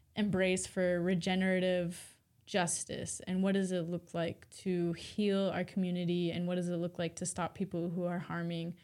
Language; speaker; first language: English; native; English